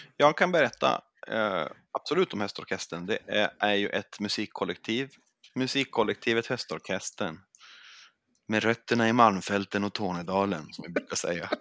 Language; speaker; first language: Swedish; native; Swedish